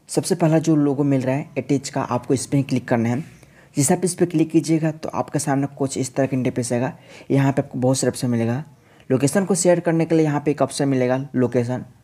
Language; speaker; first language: Hindi; native; Hindi